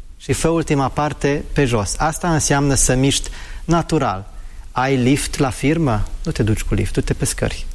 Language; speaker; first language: Romanian; early bilingual, heritage; Romanian